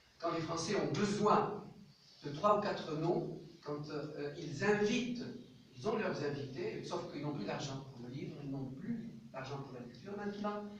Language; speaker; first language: French; non-native, local second language; Arabic